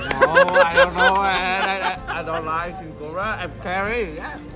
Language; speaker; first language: English; non-native, learner; Vietnamese